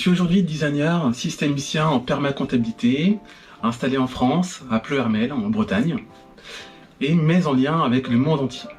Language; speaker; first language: French; native; French